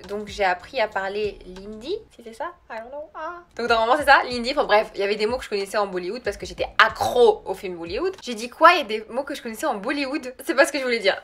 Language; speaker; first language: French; early bilingual, other home language; Arabic